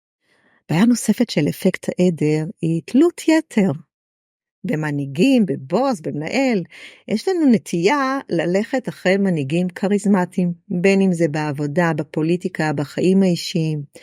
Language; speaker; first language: Hebrew; native; Hebrew